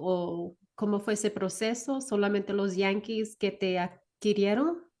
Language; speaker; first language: Spanish; early bilingual, heritage; Spanish